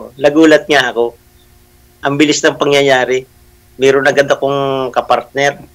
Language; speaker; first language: Filipino; native; Filipino